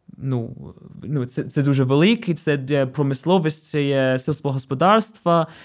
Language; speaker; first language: Ukrainian; non-native, fluent; English